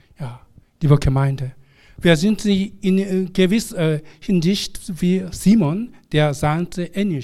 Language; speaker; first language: German; non-native, fluent; Korean